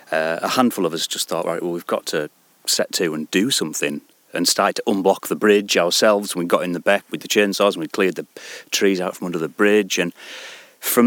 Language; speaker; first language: English; native; English